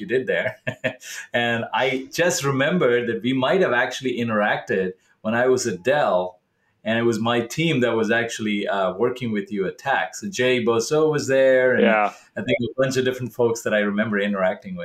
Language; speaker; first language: English; non-native, local second language; Tamil